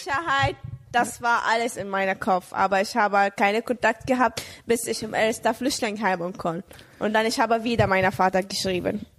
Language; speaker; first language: German; non-native, learner; Arabic